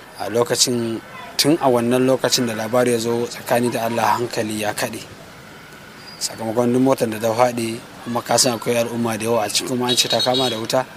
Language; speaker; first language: Hausa; native; Hausa